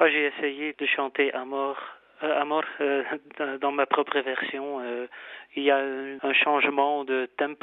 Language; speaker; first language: French; non-native, fluent; Dutch